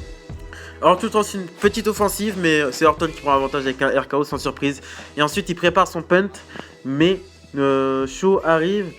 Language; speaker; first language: French; native; French